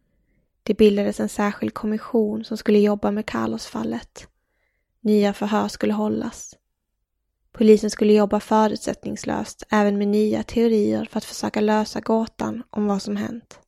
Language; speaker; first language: Swedish; native; Swedish